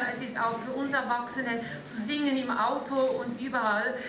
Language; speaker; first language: German; native; German